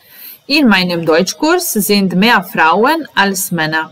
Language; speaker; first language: German; non-native, fluent; Serbian